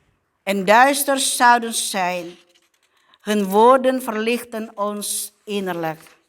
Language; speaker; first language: Dutch; non-native, fluent; Indonesian